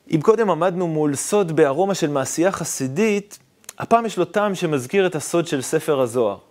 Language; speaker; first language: Hebrew; native; Hebrew